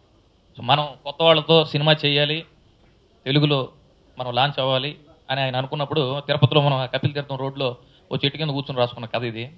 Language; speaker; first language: Telugu; native; Telugu